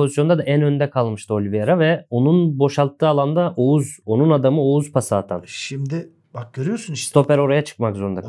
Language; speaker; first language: Turkish; native; Turkish